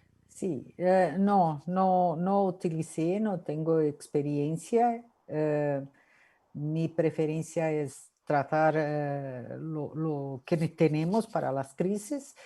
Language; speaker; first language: Spanish; non-native, fluent; Portuguese